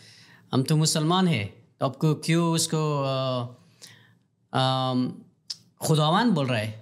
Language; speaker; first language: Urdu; non-native, learner; Pashto